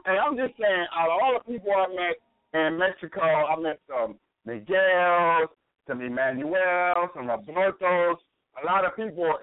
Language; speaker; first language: English; native; English